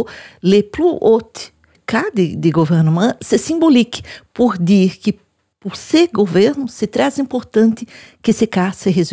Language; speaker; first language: French; non-native, learner; Portuguese